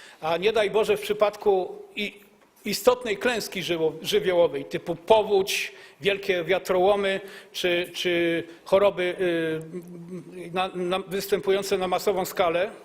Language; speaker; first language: Polish; native; Polish